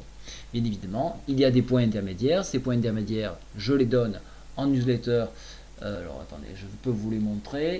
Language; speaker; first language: French; native; French